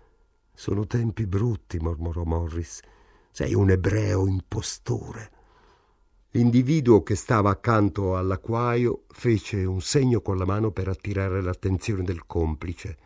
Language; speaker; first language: Italian; native; Italian